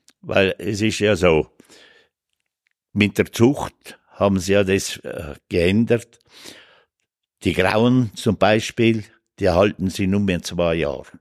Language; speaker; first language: German; native; German